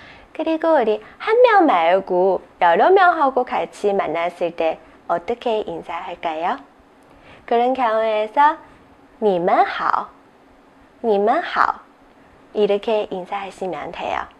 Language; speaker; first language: Korean; non-native, fluent; Chinese